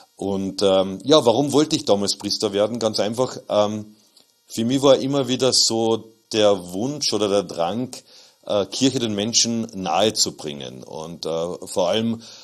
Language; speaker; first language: German; native; German